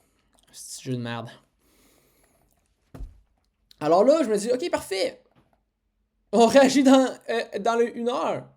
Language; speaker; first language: French; native; French